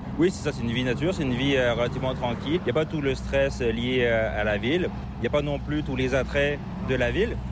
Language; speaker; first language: French; native; French